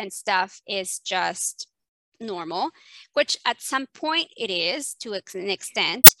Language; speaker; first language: English; early bilingual, other home language; Spanish